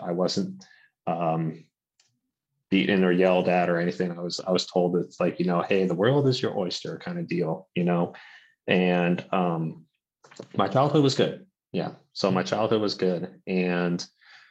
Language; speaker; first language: English; native; English